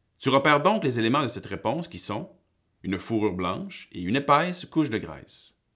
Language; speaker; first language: French; native; French